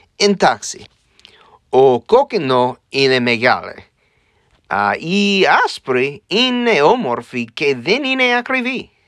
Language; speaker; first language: Greek; non-native, learner; English